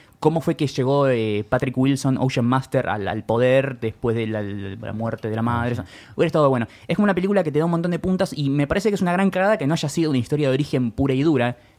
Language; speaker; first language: Spanish; native; Spanish